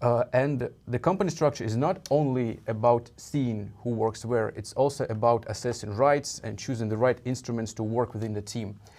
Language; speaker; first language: English; non-native, fluent; Russian